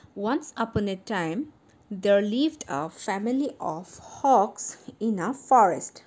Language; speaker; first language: English; non-native, local second language; Assamese